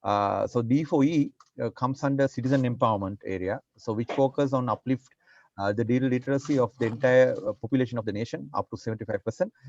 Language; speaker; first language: English; non-native, local second language; Sinhala